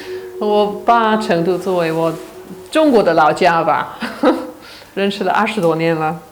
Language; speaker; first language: Chinese; non-native, fluent; English